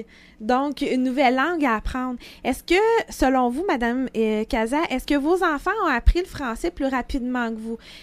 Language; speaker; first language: French; native; French